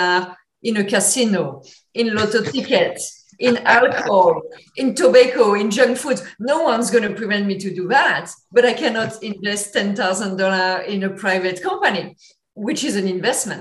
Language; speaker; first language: English; non-native, fluent; French